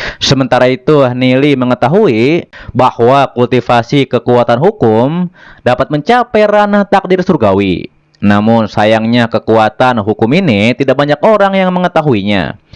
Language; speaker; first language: Indonesian; native; Indonesian